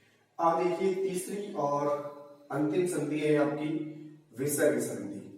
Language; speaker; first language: Hindi; native; Hindi